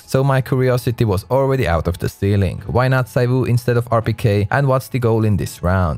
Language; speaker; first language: English; non-native, fluent; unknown